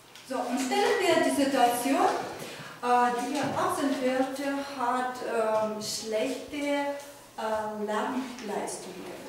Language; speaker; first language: German; non-native, fluent; Ukrainian